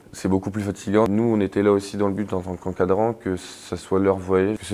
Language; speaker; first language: French; native; French